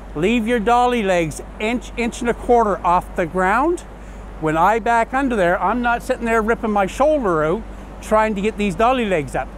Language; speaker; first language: English; native; English